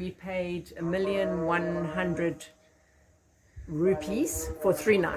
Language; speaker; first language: English; native; English